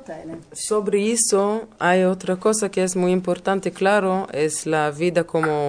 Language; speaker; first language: Spanish; non-native, learner; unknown